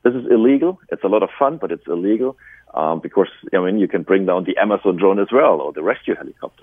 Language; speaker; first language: English; non-native, fluent; German